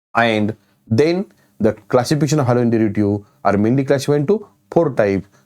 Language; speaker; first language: English; non-native, local second language; Marathi